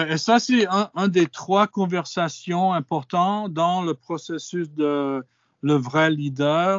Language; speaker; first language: French; non-native, fluent; English